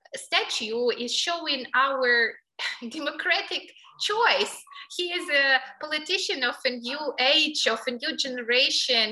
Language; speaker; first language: English; non-native, fluent; Ukrainian